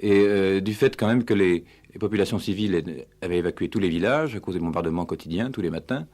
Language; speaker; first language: French; native; French